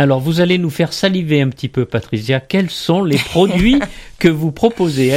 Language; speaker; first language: French; native; French